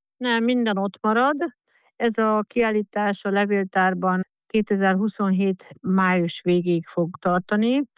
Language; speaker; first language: Hungarian; native; Hungarian